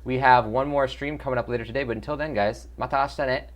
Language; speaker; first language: Japanese; non-native, learner; English